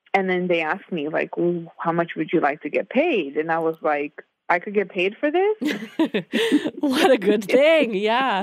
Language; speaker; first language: English; native; English